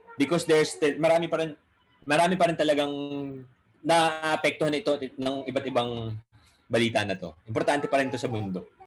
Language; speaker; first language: Filipino; non-native, local second language; Bikol